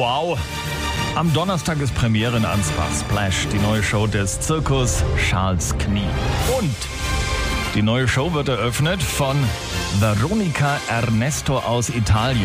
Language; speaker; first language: German; native; German